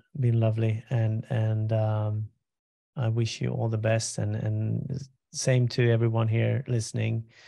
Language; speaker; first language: English; non-native, fluent; Swedish